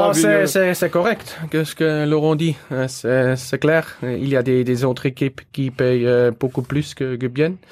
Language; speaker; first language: French; non-native, learner; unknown